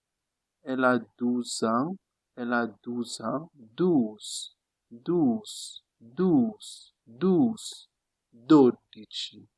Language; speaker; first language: French; non-native, fluent; Italian